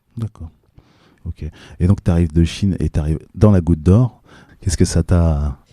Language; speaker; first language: French; native; French